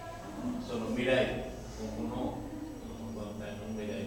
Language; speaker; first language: Japanese; non-native, learner; Bangla